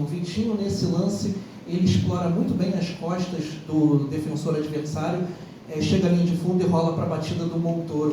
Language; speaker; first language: Portuguese; native; Portuguese